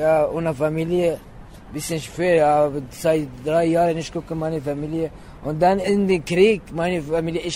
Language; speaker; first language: German; non-native, learner; Kurdish